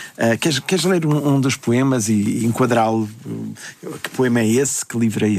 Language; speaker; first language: Portuguese; native; Portuguese